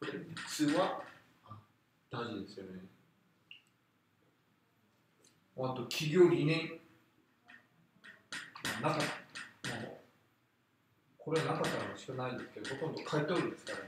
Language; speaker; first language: Japanese; non-native, fluent; Korean